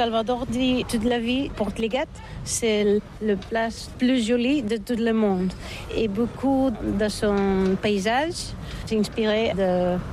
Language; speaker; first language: French; non-native, learner; Catalan